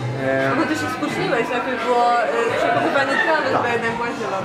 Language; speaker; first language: Polish; native; Polish